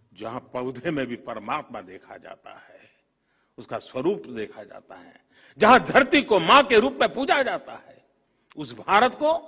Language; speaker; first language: Hindi; non-native, local second language; Gujarati